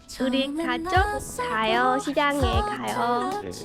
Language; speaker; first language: Korean; non-native, learner; Vietnamese